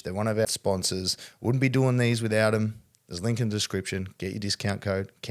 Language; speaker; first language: English; native; English